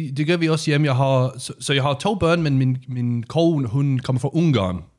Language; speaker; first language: Danish; non-native, learner; English